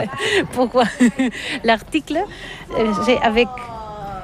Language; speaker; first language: French; non-native, learner; Catalan